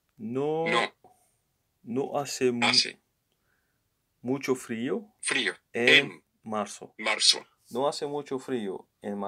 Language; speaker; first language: Spanish; non-native, learner; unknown